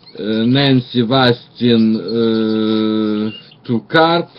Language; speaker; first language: English; non-native, learner; Russian